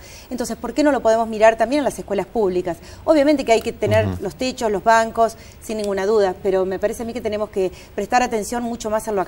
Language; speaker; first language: Spanish; native; Spanish